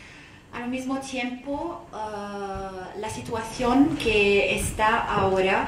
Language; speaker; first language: Spanish; non-native, fluent; Arabic